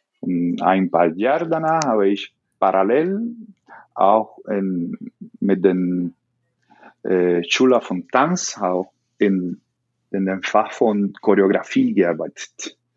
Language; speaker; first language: German; non-native, learner; Spanish